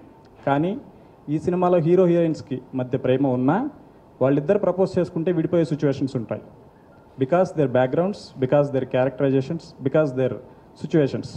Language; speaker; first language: Telugu; native; Telugu